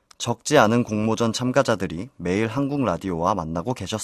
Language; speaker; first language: Korean; native; Korean